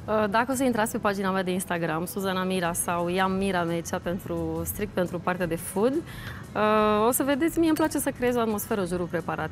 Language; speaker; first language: Romanian; native; Romanian